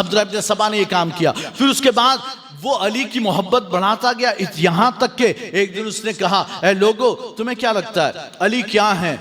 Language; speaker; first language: Urdu; native; Urdu